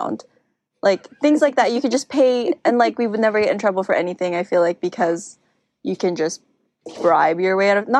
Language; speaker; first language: English; non-native, local second language; Filipino